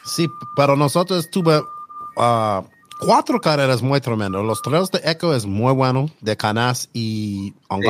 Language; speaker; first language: Spanish; non-native, learner; English